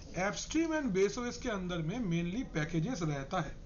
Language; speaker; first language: Hindi; non-native, local second language; Bangla